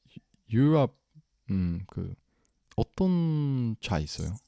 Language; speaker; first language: Korean; non-native, learner; English